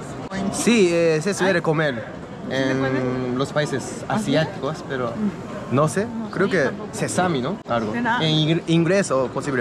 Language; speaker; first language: Spanish; non-native, learner; Japanese